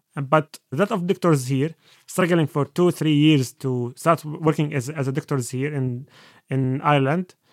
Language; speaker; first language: English; non-native, fluent; Arabic